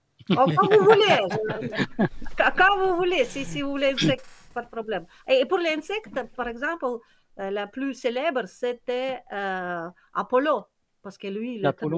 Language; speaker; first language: French; non-native, learner; Kyrgyz